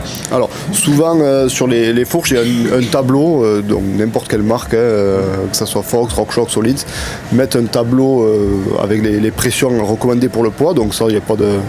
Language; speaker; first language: French; native; French